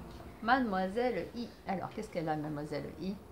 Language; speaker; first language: French; native; French